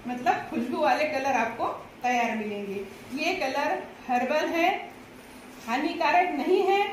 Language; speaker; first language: Hindi; non-native, local second language; Marathi